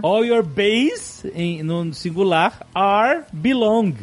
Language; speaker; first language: English; non-native, fluent; Portuguese